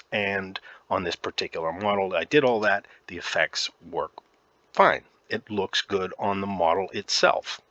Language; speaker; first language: English; native; English